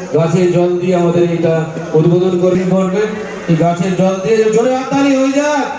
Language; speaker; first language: Bangla; native; Bangla